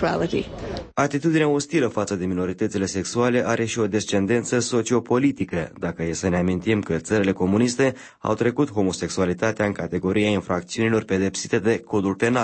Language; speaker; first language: Romanian; native; Romanian